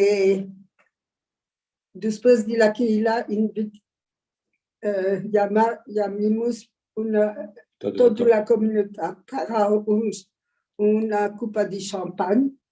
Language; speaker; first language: Spanish; early bilingual, heritage; Ladino